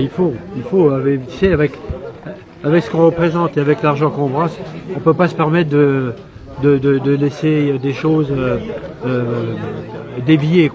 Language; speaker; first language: French; native; French